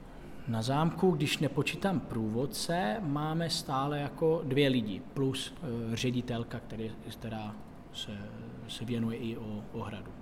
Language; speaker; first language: Czech; non-native, fluent; Italian